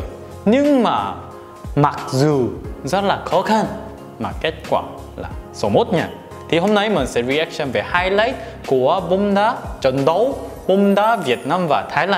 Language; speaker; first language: Vietnamese; non-native, learner; Korean